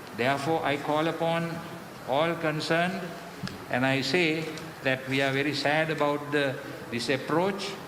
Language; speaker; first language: English; non-native, local second language; Sinhala